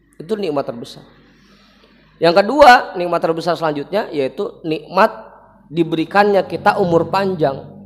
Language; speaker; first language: Indonesian; native; Indonesian